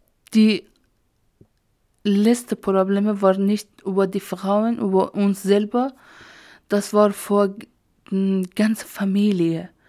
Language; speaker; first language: German; non-native, learner; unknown